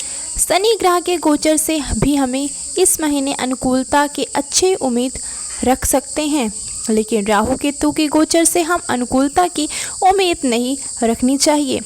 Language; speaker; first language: Hindi; native; Hindi